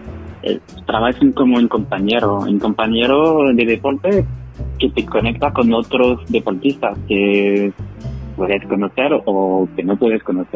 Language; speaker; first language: Spanish; non-native, fluent; French